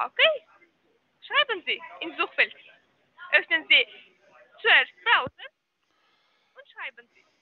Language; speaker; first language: German; non-native, learner; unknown